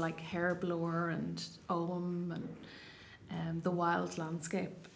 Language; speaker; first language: English; non-native, local second language; Irish